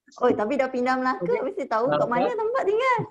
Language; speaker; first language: Malay; native; Malay